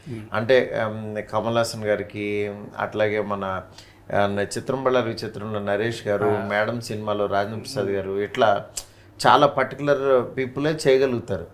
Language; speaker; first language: Telugu; native; Telugu